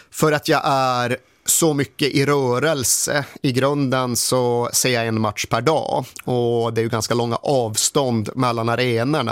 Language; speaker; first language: Swedish; native; Swedish